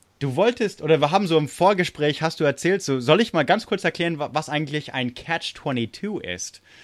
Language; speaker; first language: German; non-native, fluent; English